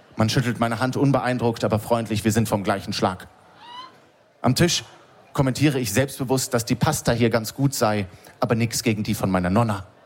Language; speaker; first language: German; native; German